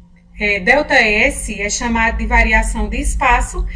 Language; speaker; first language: Portuguese; native; Portuguese